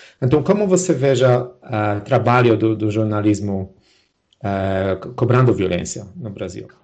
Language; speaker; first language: Portuguese; non-native, fluent; Polish